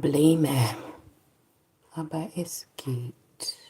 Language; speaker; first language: German; non-native, learner; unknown